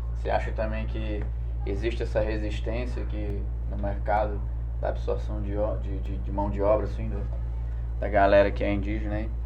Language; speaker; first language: Portuguese; native; Portuguese